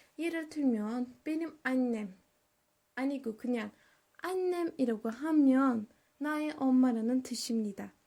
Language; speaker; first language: Korean; non-native, learner; Turkish